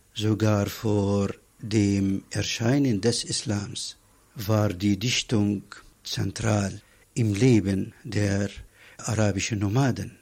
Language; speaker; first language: German; non-native, fluent; Arabic